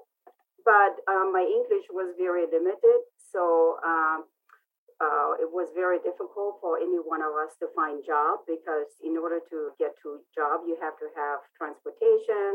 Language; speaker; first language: English; non-native, fluent; Lao